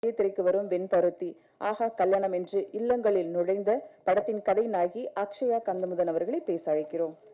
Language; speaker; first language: Tamil; native; Tamil